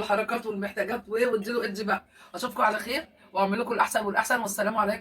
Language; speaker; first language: Arabic; native; Arabic